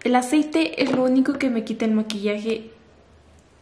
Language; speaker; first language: Spanish; native; Spanish